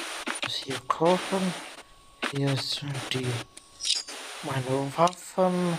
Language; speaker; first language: German; non-native, learner; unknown